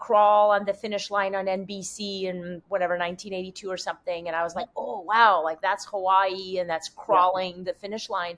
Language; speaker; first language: English; non-native, fluent; French